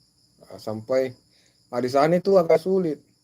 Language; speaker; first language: Indonesian; native; Indonesian